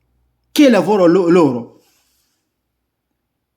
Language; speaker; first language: Italian; non-native, learner; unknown